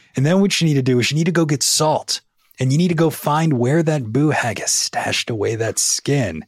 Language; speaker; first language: English; native; English